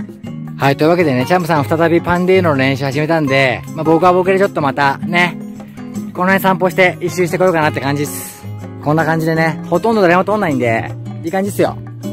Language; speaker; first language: Japanese; native; Japanese